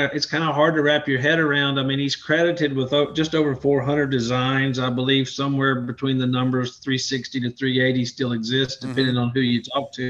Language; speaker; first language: English; native; English